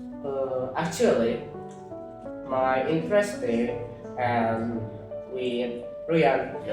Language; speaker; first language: English; non-native, learner; Indonesian